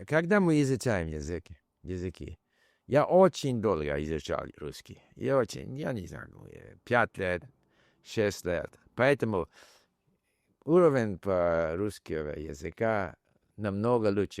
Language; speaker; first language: Russian; non-native, learner; English